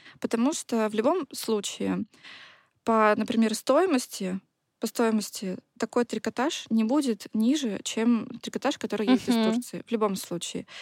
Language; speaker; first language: Russian; native; Russian